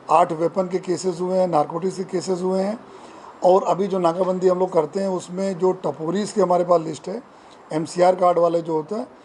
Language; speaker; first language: Hindi; non-native, local second language; Gujarati